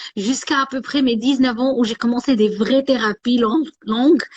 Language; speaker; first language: French; non-native, local second language; Arabic